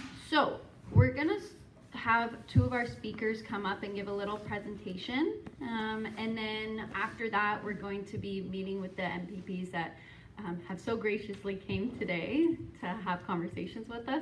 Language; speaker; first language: English; native; English